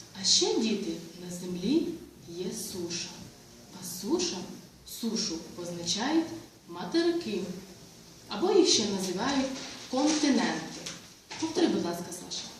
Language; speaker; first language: Ukrainian; native; Ukrainian